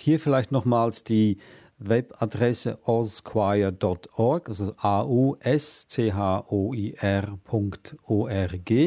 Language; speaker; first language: German; native; German